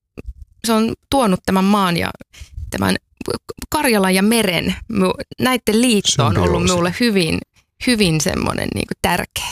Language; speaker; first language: Finnish; native; Finnish